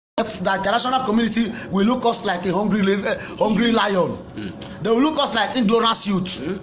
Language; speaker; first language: Nigerian Pidgin; native; Nigerian Pidgin